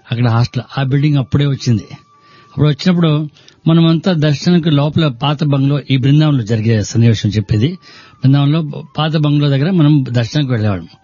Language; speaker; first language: Telugu; non-native, fluent; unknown